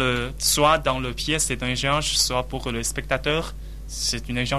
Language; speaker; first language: French; non-native, learner; Chinese